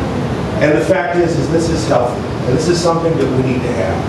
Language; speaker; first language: English; native; English